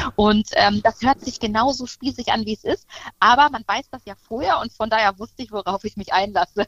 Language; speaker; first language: German; native; German